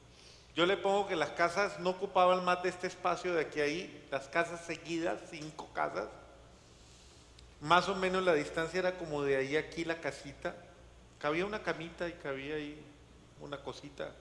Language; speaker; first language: Spanish; native; Spanish